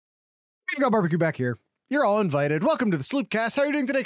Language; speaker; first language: English; native; English